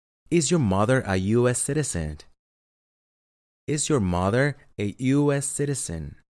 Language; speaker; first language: English; non-native, fluent; Spanish